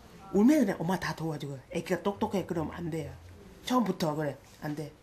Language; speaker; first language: Korean; non-native, learner; Thai